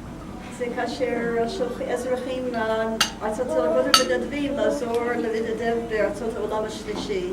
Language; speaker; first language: Hebrew; non-native, fluent; English